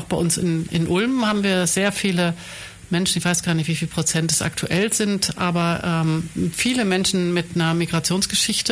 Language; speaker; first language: German; native; German